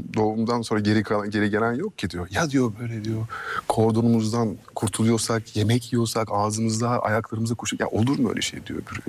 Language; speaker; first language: Turkish; early bilingual, heritage; Turkish